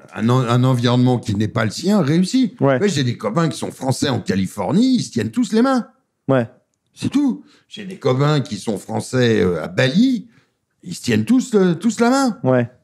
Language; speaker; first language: French; native; French